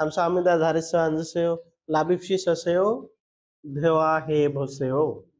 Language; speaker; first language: Korean; non-native, fluent; Bangla